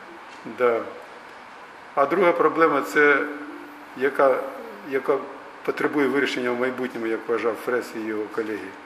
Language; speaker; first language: Ukrainian; native; Ukrainian